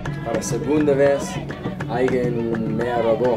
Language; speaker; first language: Spanish; non-native, learner; English